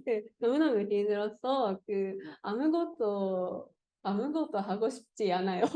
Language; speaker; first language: Korean; non-native, learner; Japanese